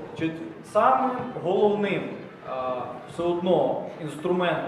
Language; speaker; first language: Ukrainian; native; Ukrainian